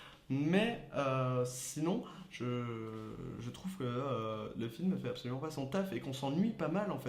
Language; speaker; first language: French; native; French